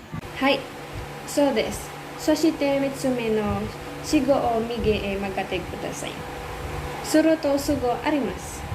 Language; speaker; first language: Japanese; non-native, learner; Filipino